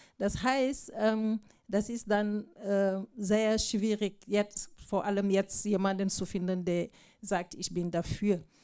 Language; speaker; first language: German; non-native, fluent; Fula